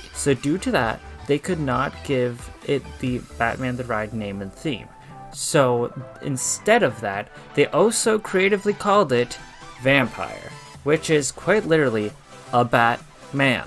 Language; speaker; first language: English; native; English